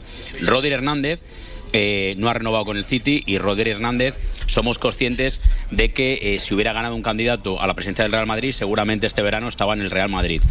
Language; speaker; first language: Spanish; native; Spanish